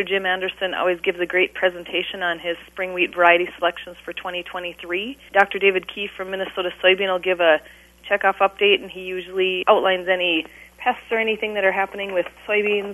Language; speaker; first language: English; native; English